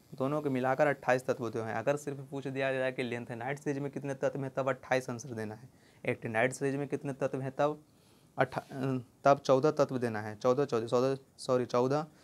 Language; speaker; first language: Hindi; native; Hindi